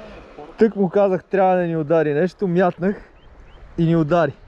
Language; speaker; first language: Bulgarian; native; Bulgarian